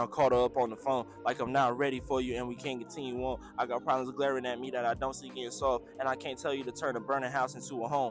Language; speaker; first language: English; native; English